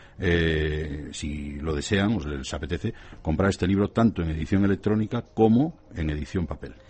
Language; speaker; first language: Spanish; native; Spanish